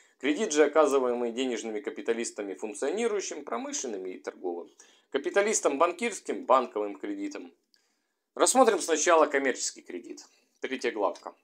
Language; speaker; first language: Russian; native; Russian